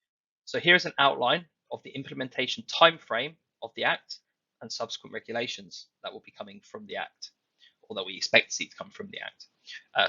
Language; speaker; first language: English; native; English